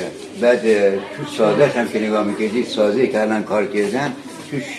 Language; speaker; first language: Persian; native; Persian